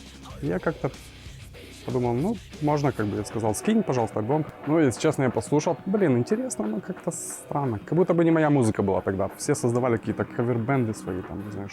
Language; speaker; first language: Russian; native; Russian